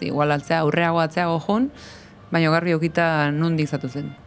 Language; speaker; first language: Basque; native; Basque